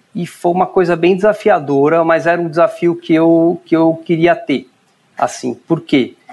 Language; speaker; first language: Portuguese; native; Portuguese